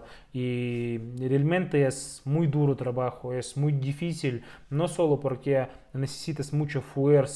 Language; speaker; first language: Spanish; non-native, fluent; Russian